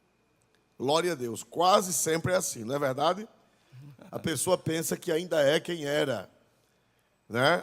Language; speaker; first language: Portuguese; native; Portuguese